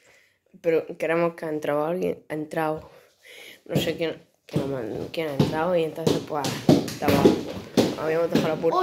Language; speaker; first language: Spanish; native; Spanish